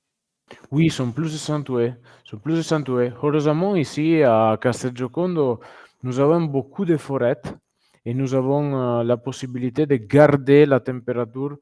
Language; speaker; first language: French; non-native, fluent; Italian